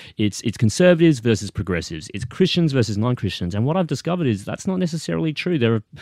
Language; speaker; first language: English; native; English